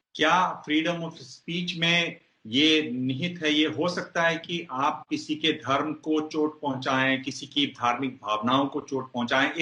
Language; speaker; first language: Hindi; native; Hindi